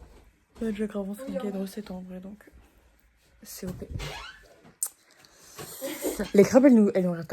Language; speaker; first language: French; native; French